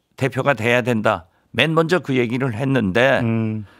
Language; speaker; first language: Korean; native; Korean